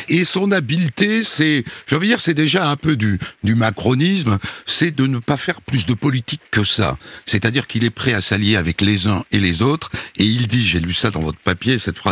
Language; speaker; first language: French; native; French